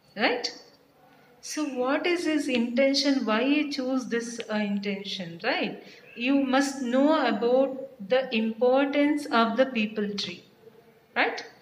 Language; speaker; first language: English; non-native, local second language; Kannada